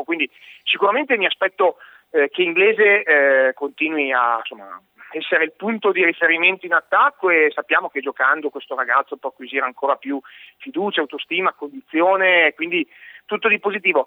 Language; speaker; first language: Italian; native; Italian